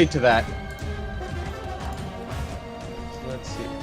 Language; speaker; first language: English; native; English